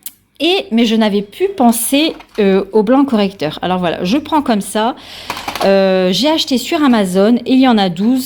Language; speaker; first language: French; native; French